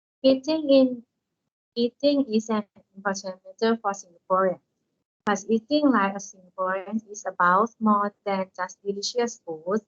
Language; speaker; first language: English; non-native, learner; Thai